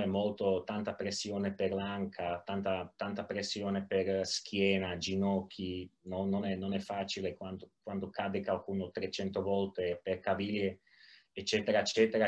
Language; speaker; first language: Italian; non-native, learner; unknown